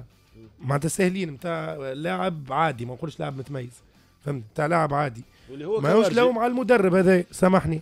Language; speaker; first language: Arabic; native; Arabic